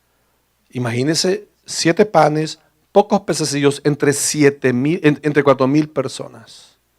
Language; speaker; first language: Spanish; native; Spanish